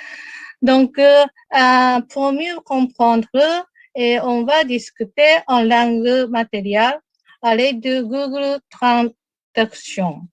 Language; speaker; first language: French; non-native, learner; Japanese